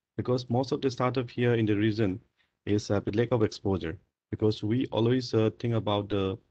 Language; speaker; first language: English; non-native, local second language; Manipuri